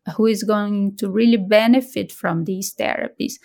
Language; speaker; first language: English; non-native, fluent; Portuguese